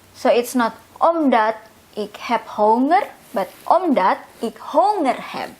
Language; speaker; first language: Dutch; non-native, fluent; Indonesian